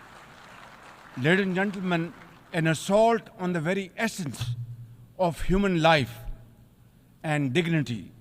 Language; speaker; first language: English; non-native, local second language; Urdu